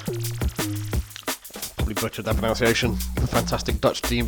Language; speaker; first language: English; native; English